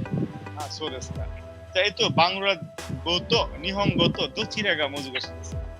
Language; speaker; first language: Japanese; non-native, fluent; Bangla